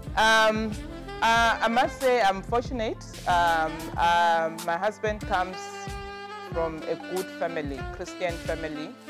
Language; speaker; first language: English; non-native, local second language; Venda